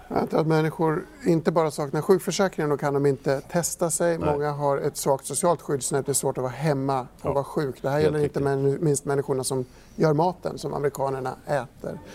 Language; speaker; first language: Swedish; native; Swedish